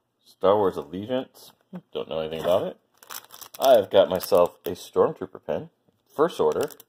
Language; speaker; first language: English; native; English